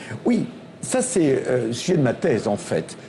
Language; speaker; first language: French; non-native, local second language; Tamil